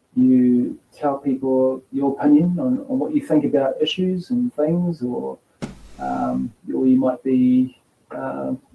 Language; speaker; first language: English; native; English